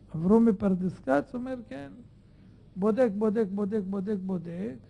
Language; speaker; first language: Hebrew; native; Hebrew